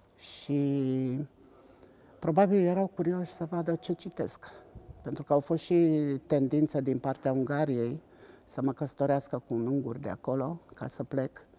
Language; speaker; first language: Romanian; non-native, local second language; Hungarian